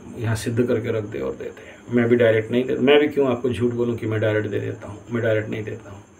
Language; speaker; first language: Hindi; non-native, local second language; Odia